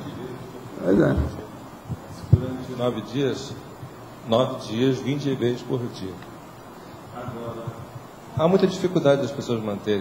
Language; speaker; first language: Portuguese; native; Portuguese